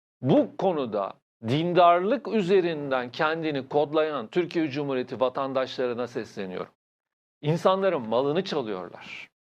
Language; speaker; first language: Turkish; native; Turkish